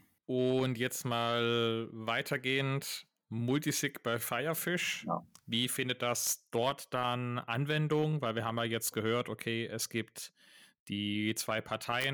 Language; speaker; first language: German; native; German